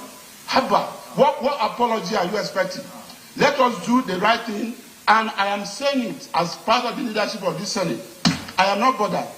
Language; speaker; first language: English; non-native, local second language; Yoruba